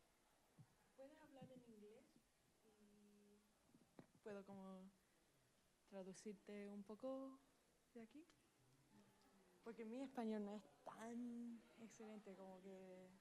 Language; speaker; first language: Spanish; non-native, learner; English